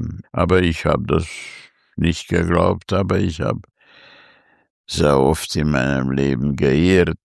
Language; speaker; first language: German; non-native, fluent; Hungarian